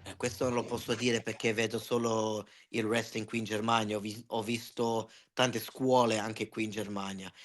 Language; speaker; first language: Italian; early bilingual, heritage; Italian